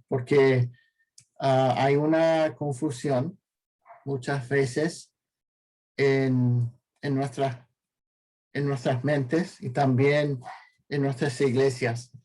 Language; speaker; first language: Spanish; non-native, fluent; English